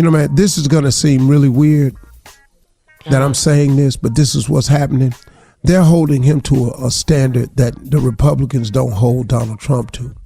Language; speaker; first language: English; native; English